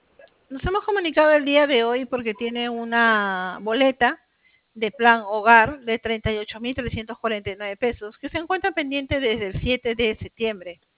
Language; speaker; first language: Spanish; native; Spanish